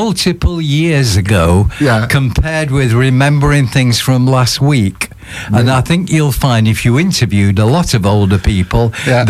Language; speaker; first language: English; native; English